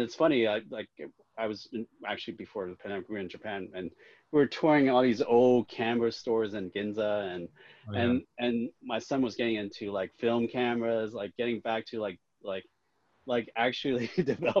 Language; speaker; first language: English; non-native, local second language; Cantonese